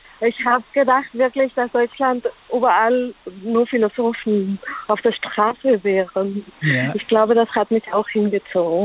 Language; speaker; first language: German; non-native, learner; Spanish